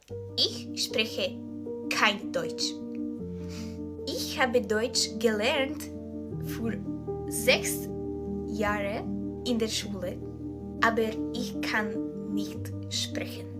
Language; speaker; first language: German; non-native, learner; Hungarian